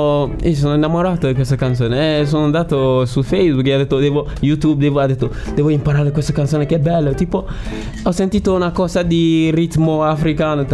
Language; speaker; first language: Italian; non-native, learner; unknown